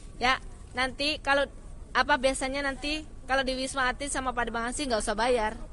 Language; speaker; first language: Indonesian; non-native, local second language; Javanese